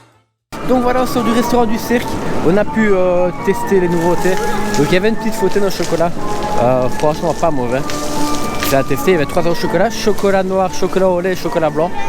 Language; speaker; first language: French; native; French